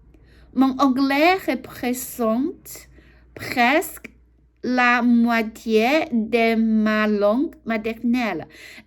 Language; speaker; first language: French; non-native, learner; Chinese